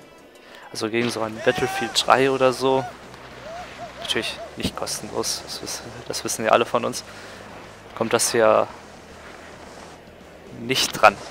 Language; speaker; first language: German; native; German